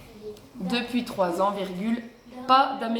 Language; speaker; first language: French; native; French